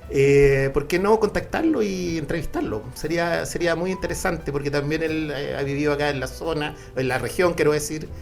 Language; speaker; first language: Spanish; native; Spanish